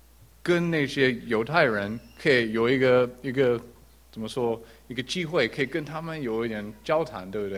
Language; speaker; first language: Chinese; early bilingual, heritage; English